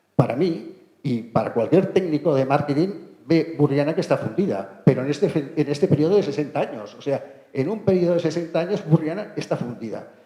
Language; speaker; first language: Spanish; non-native, local second language; Catalan